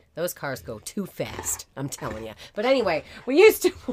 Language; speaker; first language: English; native; English